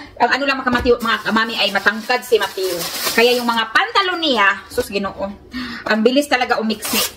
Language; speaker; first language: Filipino; non-native, local second language; Cebuano